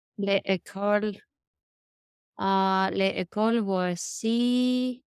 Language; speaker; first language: French; non-native, learner; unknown